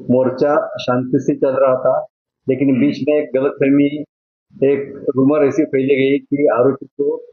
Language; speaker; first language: Hindi; non-native, local second language; Marathi